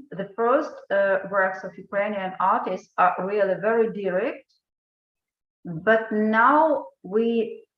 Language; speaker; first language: English; non-native, fluent; Ukrainian